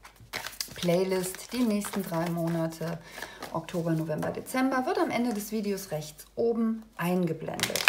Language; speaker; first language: German; native; German